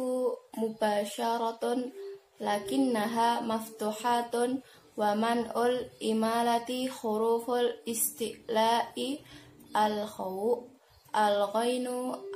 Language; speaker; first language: Arabic; non-native, learner; Indonesian